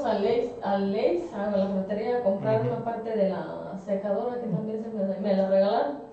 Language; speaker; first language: Spanish; native; Spanish